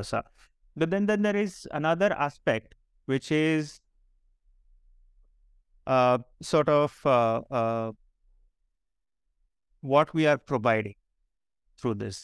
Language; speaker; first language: English; non-native, local second language; Marathi